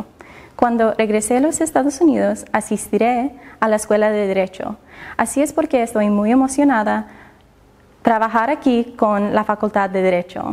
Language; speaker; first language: Spanish; non-native, fluent; English